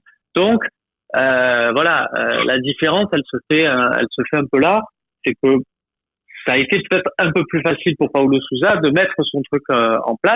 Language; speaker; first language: French; native; French